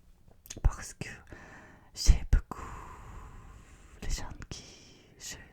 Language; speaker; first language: French; non-native, learner; Russian